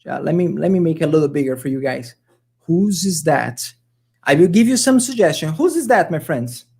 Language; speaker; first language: English; non-native, fluent; Portuguese